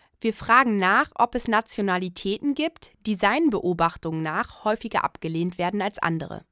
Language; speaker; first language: German; native; German